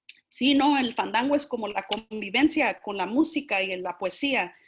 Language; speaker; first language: Spanish; early bilingual, heritage; Spanish